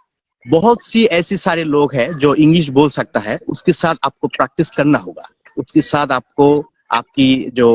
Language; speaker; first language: Hindi; non-native, learner; Bangla